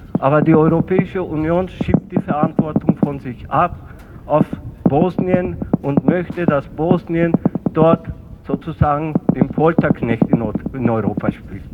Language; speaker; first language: German; early bilingual, other home language; Turkish